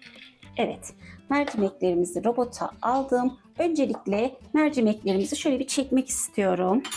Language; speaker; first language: Turkish; native; Turkish